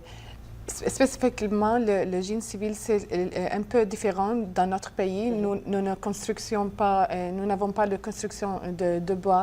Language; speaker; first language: French; non-native, learner; Arabic